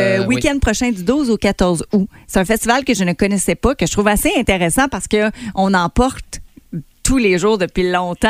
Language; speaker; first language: French; native; French